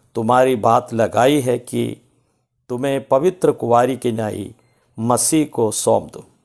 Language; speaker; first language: Hindi; non-native, local second language; Malayalam